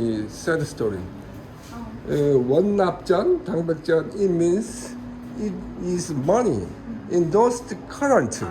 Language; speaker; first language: English; non-native, learner; Korean